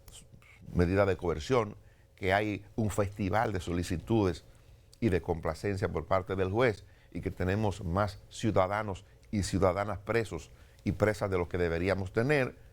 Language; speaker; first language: Spanish; native; Spanish